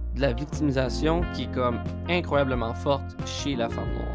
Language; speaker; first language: French; native; French